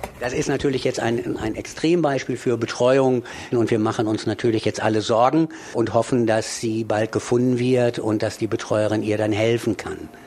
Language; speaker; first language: German; native; German